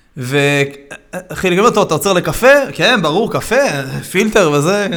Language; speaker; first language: Hebrew; native; Hebrew